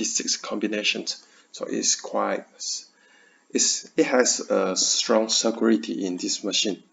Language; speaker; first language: English; non-native, learner; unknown